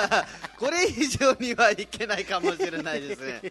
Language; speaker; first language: Japanese; non-native, fluent; Nepali